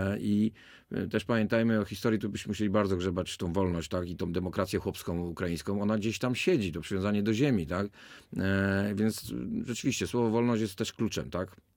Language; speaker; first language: Polish; native; Polish